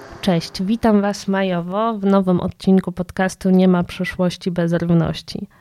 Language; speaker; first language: Polish; native; Polish